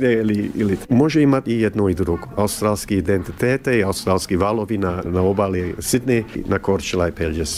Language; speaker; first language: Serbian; early bilingual, heritage; Croatian